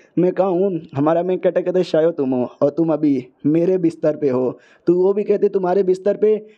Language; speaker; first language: Hindi; native; Hindi